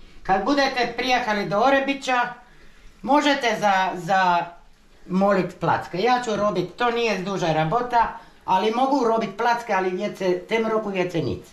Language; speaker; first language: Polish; non-native, learner; Croatian